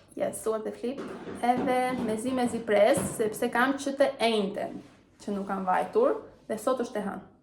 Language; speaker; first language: Albanian; early bilingual, heritage; Albanian